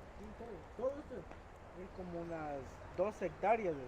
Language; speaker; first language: Spanish; native; Spanish